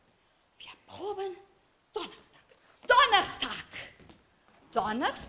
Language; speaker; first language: German; non-native, fluent; Portuguese